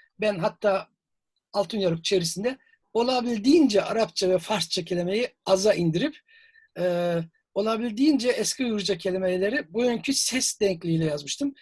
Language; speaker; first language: Turkish; native; Turkish